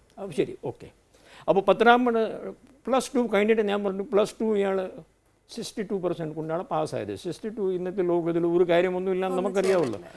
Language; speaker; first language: Malayalam; non-native, fluent; Hindi